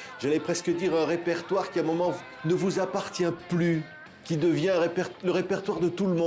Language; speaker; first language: French; native; French